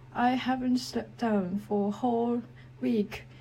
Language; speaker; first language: English; non-native, learner; Japanese